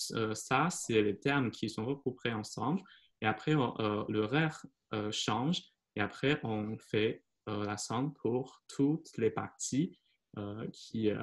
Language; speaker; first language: French; non-native, fluent; Chinese